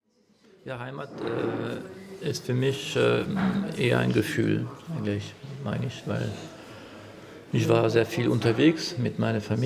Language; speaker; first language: German; non-native, fluent; French